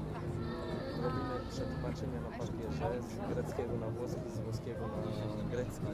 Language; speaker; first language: Polish; non-native, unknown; Italian